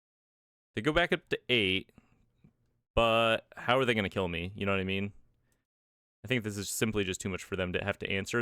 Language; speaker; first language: English; native; English